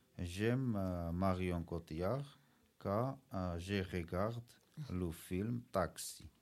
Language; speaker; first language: French; non-native, learner; Georgian